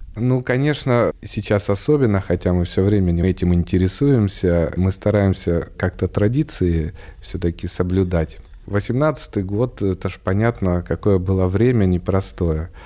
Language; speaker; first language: Russian; native; Russian